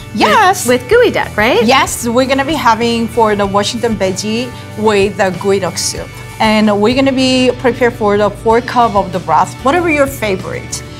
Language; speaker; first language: English; non-native, learner; Korean